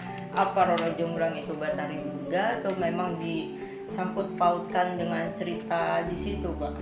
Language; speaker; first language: Indonesian; native; Indonesian